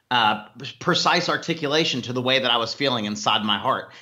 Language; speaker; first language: English; native; English